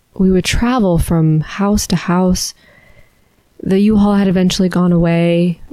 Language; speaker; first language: English; native; English